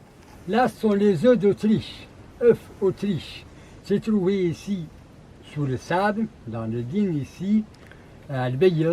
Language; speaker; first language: French; non-native, learner; Arabic